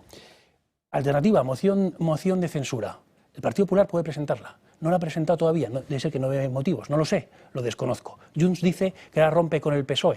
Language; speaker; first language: Spanish; native; Spanish